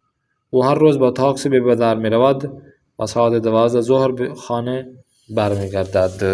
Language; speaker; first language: Persian; non-native, fluent; Urdu